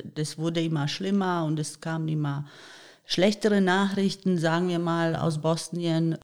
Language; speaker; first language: German; non-native, fluent; Bosnian